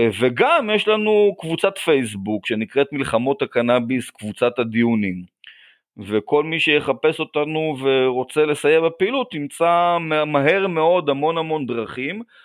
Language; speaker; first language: Hebrew; native; Hebrew